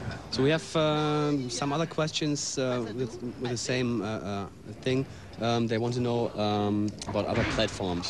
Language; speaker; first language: English; non-native, fluent; German